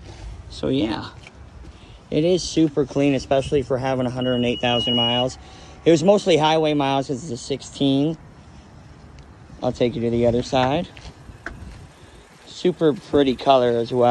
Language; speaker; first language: English; native; English